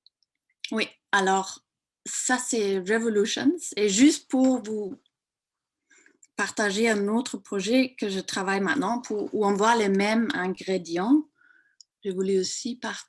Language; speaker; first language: French; non-native, fluent; German